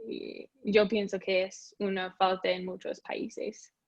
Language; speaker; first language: Spanish; non-native, learner; English